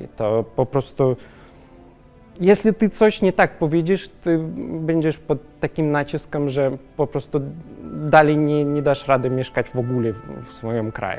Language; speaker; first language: Polish; non-native, learner; Russian